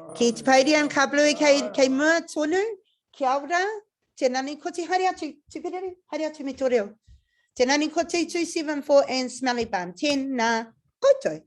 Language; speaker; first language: Māori; non-native, local second language; English